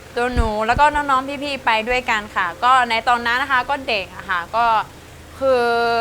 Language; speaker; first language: Thai; non-native, local second language; Akha